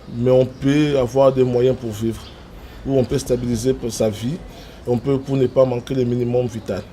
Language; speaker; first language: French; non-native, local second language; Lingala